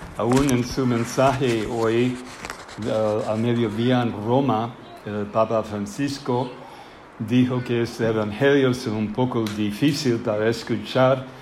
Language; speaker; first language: Spanish; non-native, fluent; English